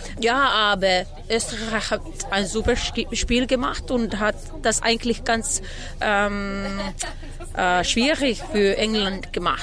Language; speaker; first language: German; non-native, learner; English